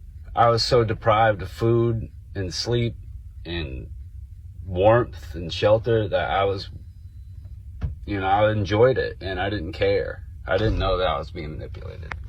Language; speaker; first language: English; native; English